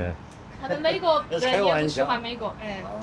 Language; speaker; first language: Chinese; native; Chinese